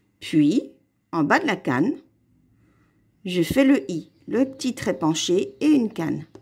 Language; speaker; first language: French; native; French